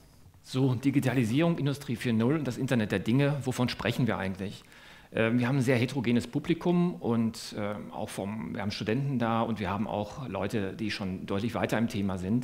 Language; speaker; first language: German; native; German